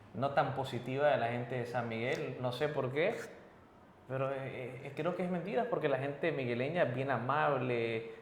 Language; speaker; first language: Spanish; early bilingual, heritage; Spanish